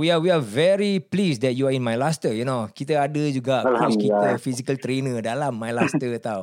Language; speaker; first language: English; non-native, local second language; Malay